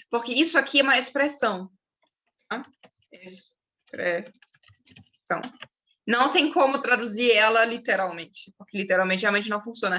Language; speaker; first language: Portuguese; non-native, fluent; German